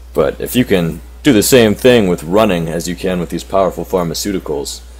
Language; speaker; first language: English; native; English